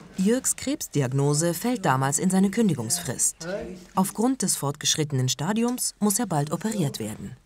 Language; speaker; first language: German; native; German